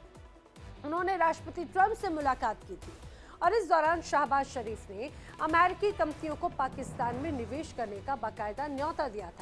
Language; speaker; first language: Hindi; native; Hindi